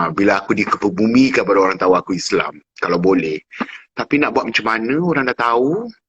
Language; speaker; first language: Malay; non-native, fluent; English